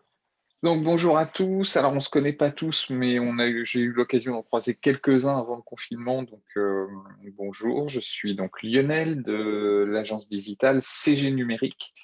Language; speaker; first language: French; native; French